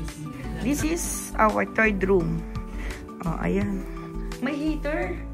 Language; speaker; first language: English; non-native, local second language; Filipino